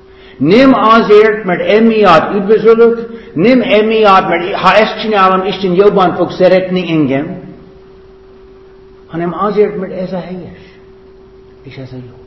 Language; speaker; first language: Hungarian; non-native, fluent; English